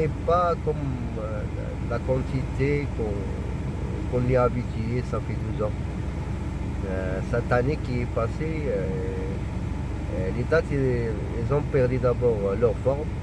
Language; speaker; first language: French; non-native, local second language; Arabic